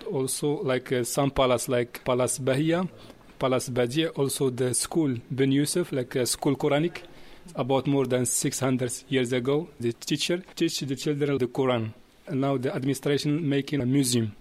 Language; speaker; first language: English; non-native, learner; Arabic